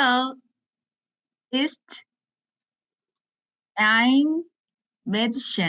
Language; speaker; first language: German; non-native, learner; Korean